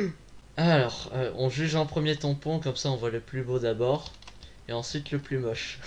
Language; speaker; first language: French; native; French